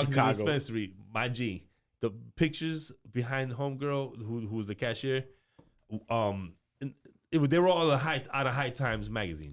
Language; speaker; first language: English; native; English